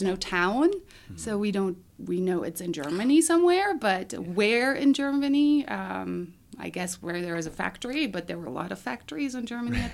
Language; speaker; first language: English; non-native, fluent; German